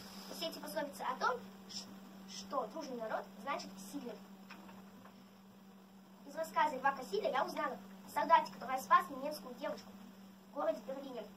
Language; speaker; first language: Russian; native; Russian